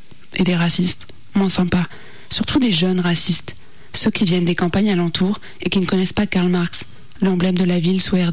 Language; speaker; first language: French; native; French